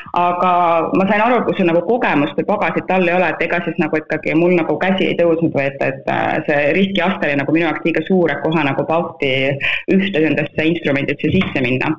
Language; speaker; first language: Estonian; native; Estonian